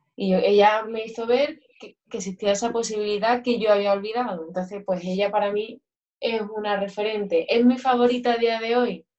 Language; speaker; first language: Spanish; native; Spanish